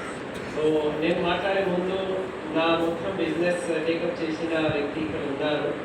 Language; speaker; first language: Telugu; non-native, local second language; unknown